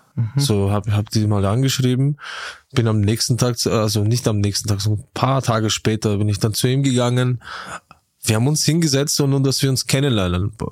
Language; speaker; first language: German; early bilingual, other home language; Turkish